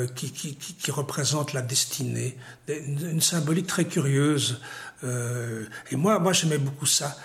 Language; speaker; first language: French; native; French